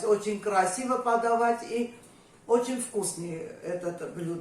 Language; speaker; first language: Russian; non-native, fluent; Armenian